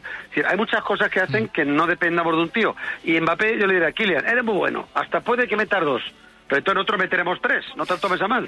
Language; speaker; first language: Spanish; native; Spanish